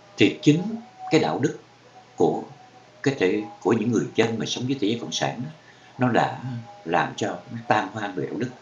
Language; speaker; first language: Vietnamese; native; Vietnamese